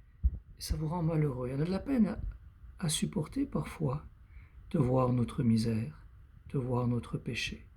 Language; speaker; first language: French; native; French